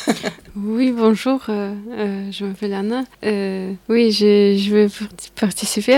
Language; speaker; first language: French; non-native, learner; Russian